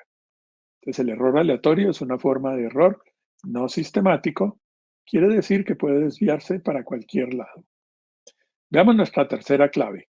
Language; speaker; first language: Spanish; native; Spanish